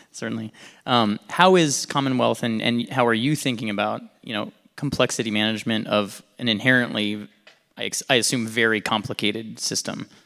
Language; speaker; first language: English; native; English